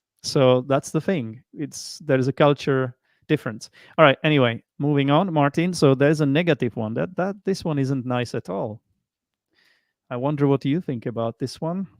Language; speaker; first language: English; non-native, fluent; Czech